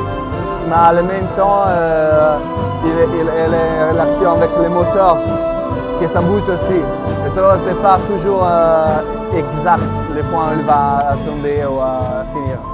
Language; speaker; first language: French; non-native, learner; Italian